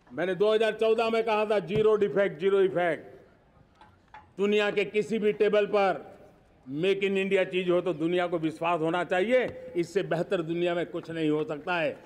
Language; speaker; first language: Hindi; non-native, local second language; Gujarati